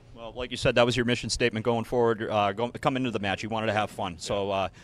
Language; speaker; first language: English; native; English